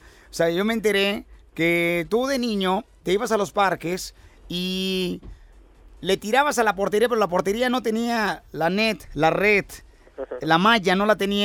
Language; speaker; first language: Spanish; native; Spanish